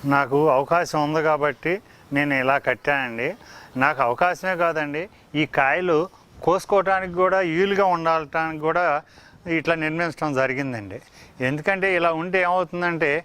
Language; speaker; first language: Telugu; native; Telugu